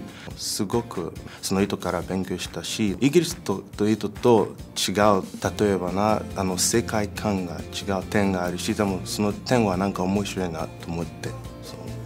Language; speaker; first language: Japanese; non-native, fluent; English